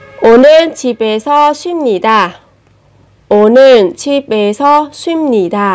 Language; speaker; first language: Korean; non-native, fluent; Vietnamese